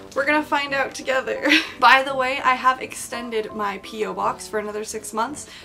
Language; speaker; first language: English; native; English